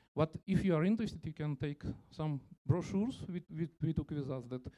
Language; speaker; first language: English; non-native, fluent; Russian